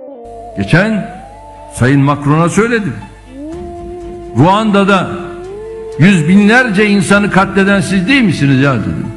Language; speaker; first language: Turkish; native; Turkish